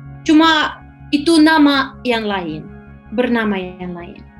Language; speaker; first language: Indonesian; non-native, fluent; Ukrainian